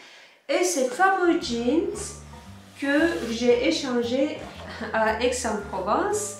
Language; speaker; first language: French; non-native, fluent; Turkish